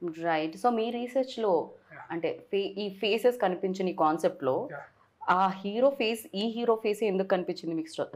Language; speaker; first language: Telugu; native; Telugu